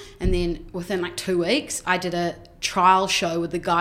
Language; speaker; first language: English; native; English